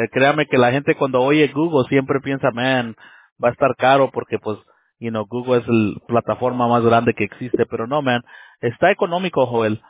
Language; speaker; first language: Spanish; early bilingual, heritage; Spanish